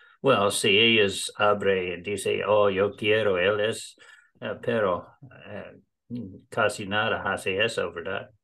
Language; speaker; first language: Spanish; non-native, learner; English